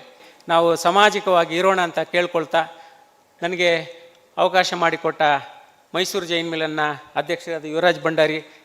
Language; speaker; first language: Kannada; native; Kannada